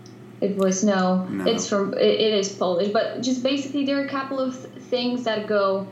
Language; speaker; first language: English; non-native, fluent; Polish